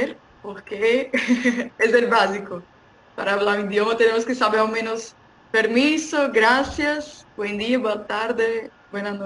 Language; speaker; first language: Spanish; non-native, fluent; Portuguese